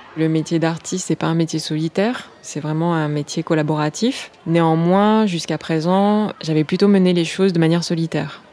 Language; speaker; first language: French; native; French